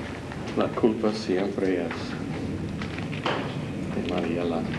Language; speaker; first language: Spanish; non-native, fluent; English